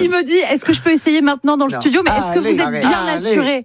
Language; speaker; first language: French; native; French